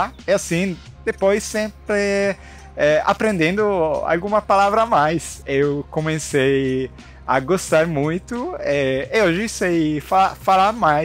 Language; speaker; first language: Portuguese; non-native, learner; Italian